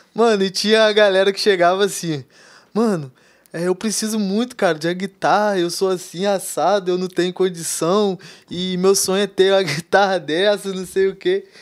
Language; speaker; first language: Portuguese; native; Portuguese